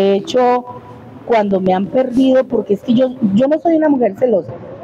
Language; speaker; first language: Spanish; native; Spanish